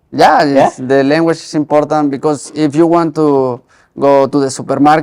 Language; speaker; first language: English; non-native, learner; Spanish